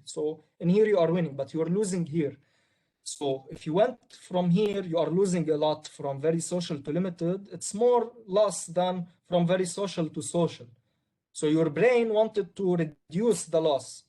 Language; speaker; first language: English; non-native, local second language; Arabic